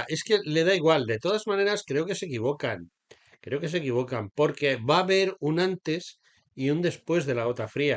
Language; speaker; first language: Spanish; native; Spanish